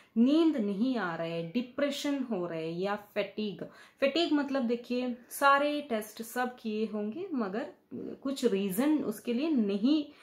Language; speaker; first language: Hindi; non-native, local second language; Kannada